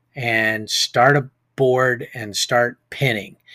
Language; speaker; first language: English; native; English